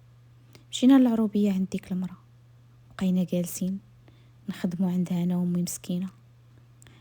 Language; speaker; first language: Arabic; native; Arabic